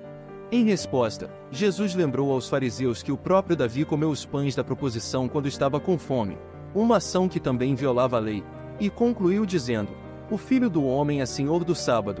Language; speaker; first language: Portuguese; native; Portuguese